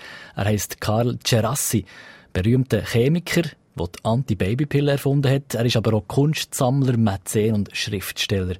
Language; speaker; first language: German; native; German